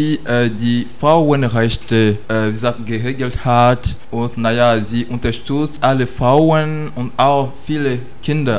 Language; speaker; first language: German; non-native, learner; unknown